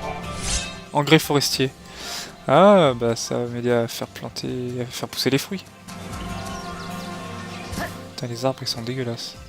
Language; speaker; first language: French; native; French